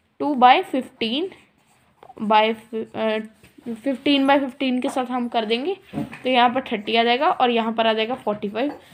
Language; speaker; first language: Hindi; non-native, local second language; Punjabi